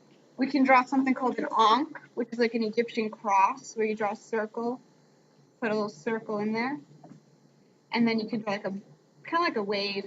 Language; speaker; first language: English; native; English